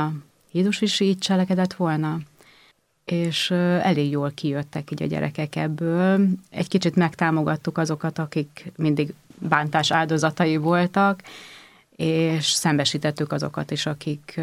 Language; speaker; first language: Hungarian; native; Hungarian